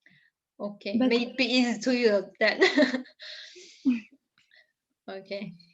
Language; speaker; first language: English; non-native, fluent; Turkish